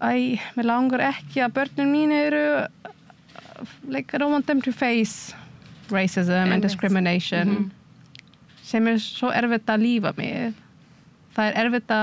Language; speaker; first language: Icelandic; non-native, learner; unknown